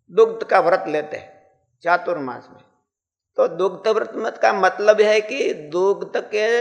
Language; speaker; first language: Hindi; non-native, local second language; Gujarati